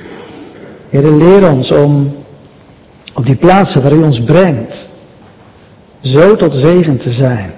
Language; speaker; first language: Dutch; native; Dutch